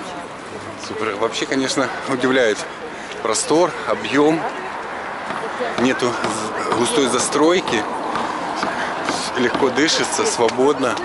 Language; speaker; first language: Russian; native; Russian